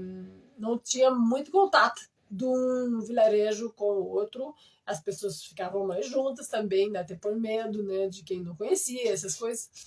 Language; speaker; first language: Portuguese; non-native, fluent; French